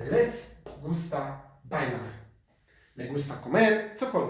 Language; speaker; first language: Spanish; non-native, fluent; Polish